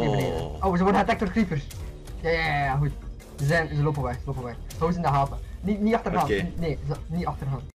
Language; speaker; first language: Dutch; native; Dutch